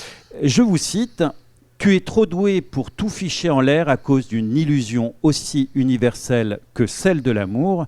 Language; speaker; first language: French; native; French